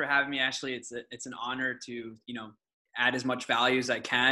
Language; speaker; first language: English; early bilingual, other home language; Aramaic